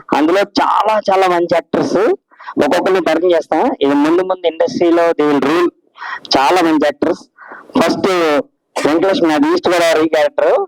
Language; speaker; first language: Telugu; native; Telugu